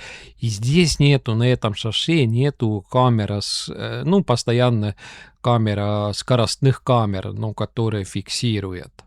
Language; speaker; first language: Russian; non-native, local second language; Estonian